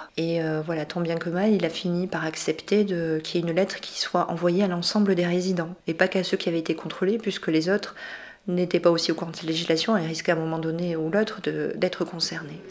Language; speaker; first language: French; native; French